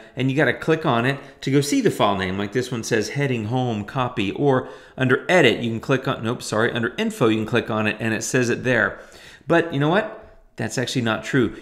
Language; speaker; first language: English; native; English